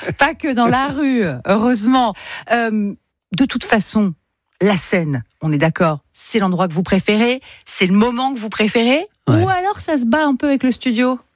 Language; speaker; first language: French; native; French